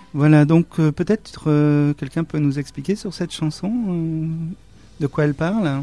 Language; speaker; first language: French; native; French